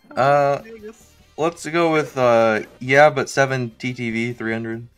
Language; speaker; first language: English; native; English